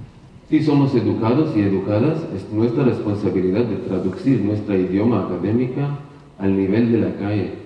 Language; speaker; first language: Spanish; non-native, learner; Hebrew